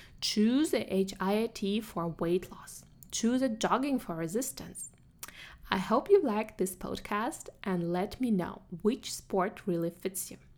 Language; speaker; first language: English; non-native, fluent; Russian